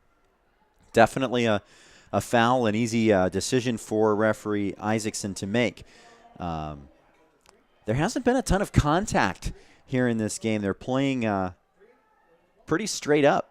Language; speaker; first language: English; native; English